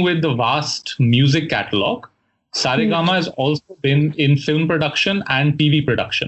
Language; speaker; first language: English; non-native, local second language; Hindi